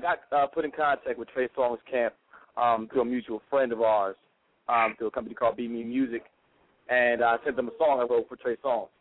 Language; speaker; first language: English; native; English